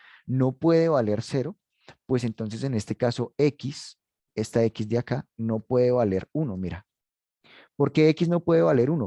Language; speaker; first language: Spanish; native; Spanish